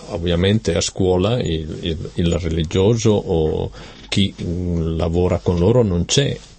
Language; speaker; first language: Italian; native; Italian